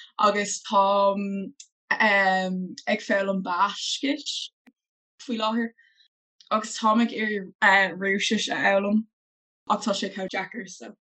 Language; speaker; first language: Irish; non-native, local second language; English